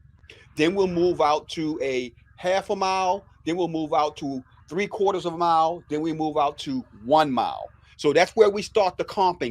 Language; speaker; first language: English; native; English